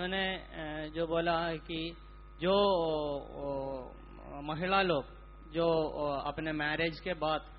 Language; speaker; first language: Hindi; non-native, local second language; Malayalam